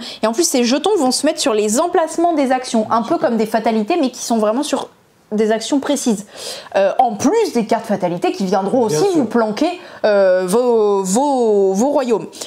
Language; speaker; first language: French; native; French